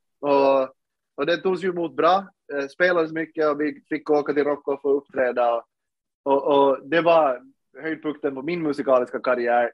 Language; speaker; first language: Swedish; native; Swedish